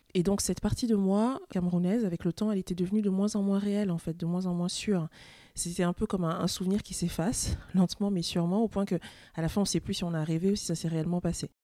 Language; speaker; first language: French; native; French